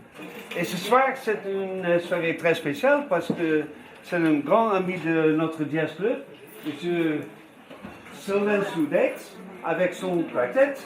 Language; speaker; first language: French; non-native, fluent; Dutch